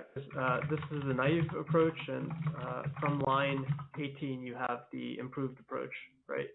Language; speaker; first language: English; native; English